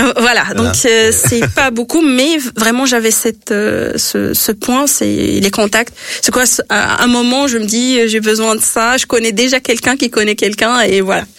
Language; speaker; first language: French; non-native, local second language; Arabic